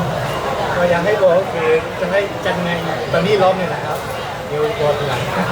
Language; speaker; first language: Thai; non-native, fluent; Burmese